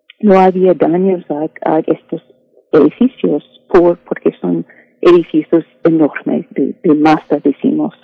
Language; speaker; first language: Spanish; non-native, fluent; English